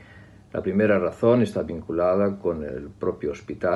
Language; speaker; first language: Spanish; native; Spanish